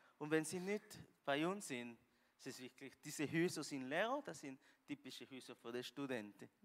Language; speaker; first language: German; non-native, learner; Spanish